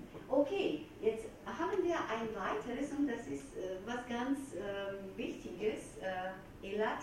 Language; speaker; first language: German; non-native, fluent; Georgian